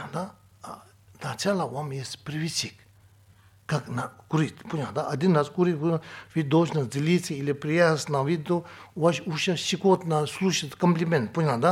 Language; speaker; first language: Russian; non-native, learner; Tibetan